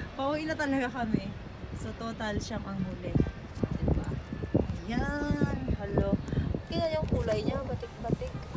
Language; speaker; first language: Filipino; non-native, local second language; Cebuano